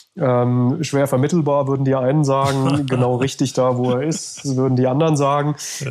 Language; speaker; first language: German; native; German